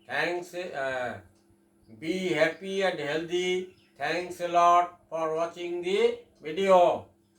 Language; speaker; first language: English; non-native, local second language; Bangla